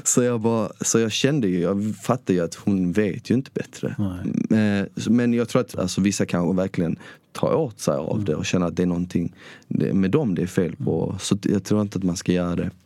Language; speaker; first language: Swedish; early bilingual, other home language; Bosnian